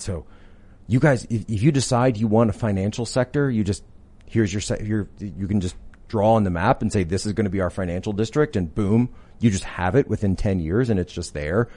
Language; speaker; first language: English; native; English